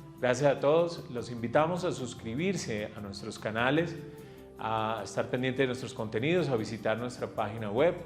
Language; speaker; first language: Spanish; native; Spanish